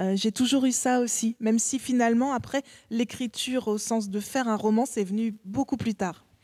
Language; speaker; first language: French; native; French